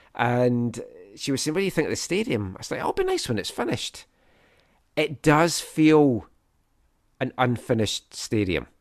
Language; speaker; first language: English; native; English